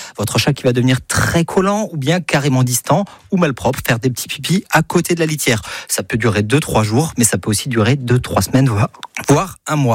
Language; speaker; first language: French; native; French